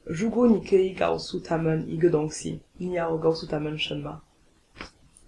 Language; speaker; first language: Chinese; non-native, learner; French